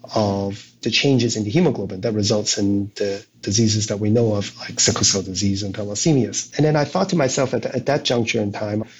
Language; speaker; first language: English; non-native, local second language; Cantonese